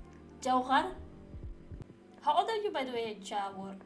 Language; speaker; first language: English; non-native, learner; Indonesian